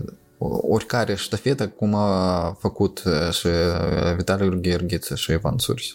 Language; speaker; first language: Romanian; non-native, local second language; Russian